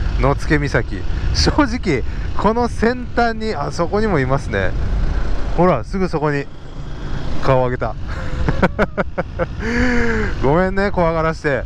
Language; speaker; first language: Japanese; native; Japanese